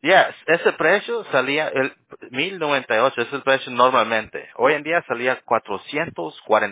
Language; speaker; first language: Spanish; early bilingual, heritage; Spanish